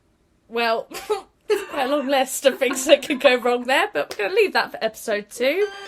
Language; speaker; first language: English; native; English